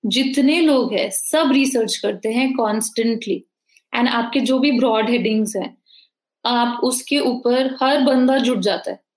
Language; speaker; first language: Hindi; native; Hindi